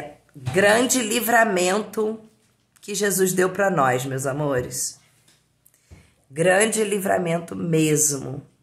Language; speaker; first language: Portuguese; native; Portuguese